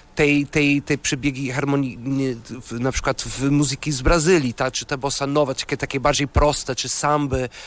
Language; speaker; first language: Polish; non-native, fluent; Portuguese